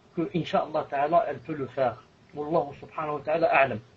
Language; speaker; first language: French; non-native, local second language; Arabic